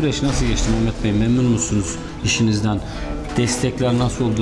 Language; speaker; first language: Turkish; native; Turkish